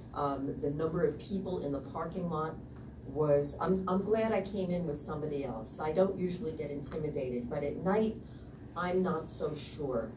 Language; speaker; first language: English; native; English